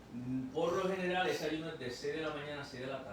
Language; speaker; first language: Spanish; native; Spanish